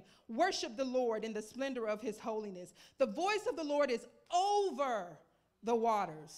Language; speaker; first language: English; native; English